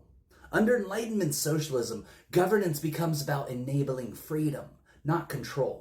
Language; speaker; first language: English; native; English